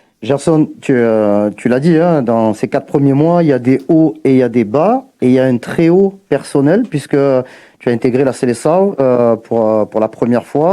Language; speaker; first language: French; native; French